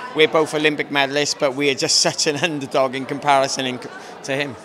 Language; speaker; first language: English; native; English